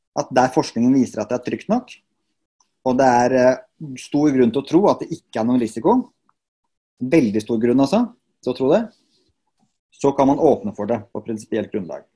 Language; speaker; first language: Norwegian; native; Norwegian